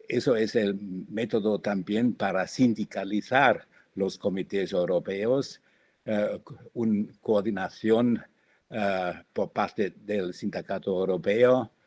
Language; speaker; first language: Spanish; non-native, fluent; German